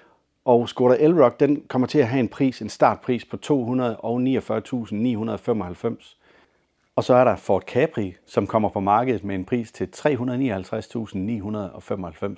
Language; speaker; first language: Danish; native; Danish